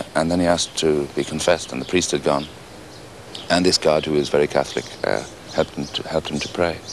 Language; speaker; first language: English; native; English